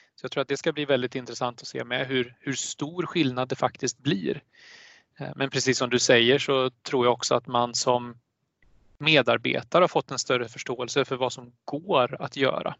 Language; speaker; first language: Swedish; native; Swedish